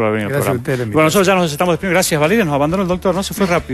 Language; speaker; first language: Spanish; native; Spanish